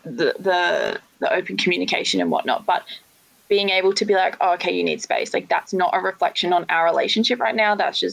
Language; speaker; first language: English; native; English